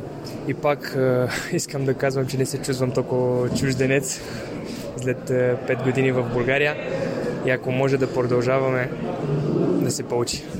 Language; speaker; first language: Bulgarian; non-native, fluent; Romanian